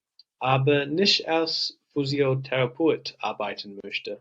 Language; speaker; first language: German; non-native, learner; English